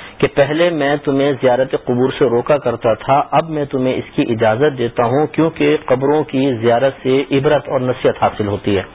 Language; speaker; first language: Urdu; native; Urdu